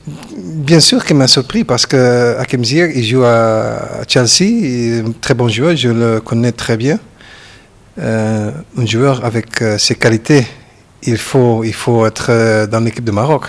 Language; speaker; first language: French; non-native, learner; Dutch